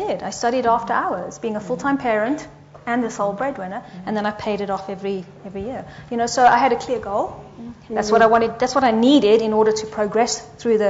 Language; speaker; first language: English; native; English